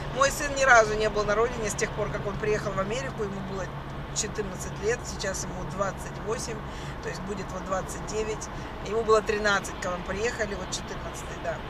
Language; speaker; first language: Russian; native; Russian